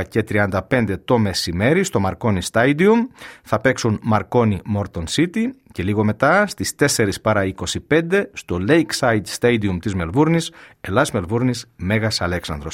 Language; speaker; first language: Greek; native; Greek